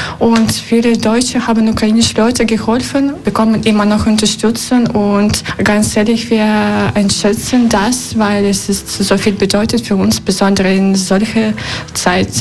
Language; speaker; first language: German; non-native, learner; Russian